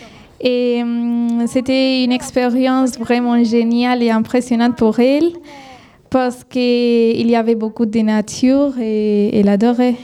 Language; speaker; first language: French; non-native, fluent; Spanish